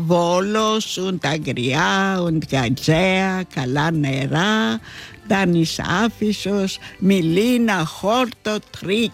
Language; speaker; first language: German; non-native, learner; Greek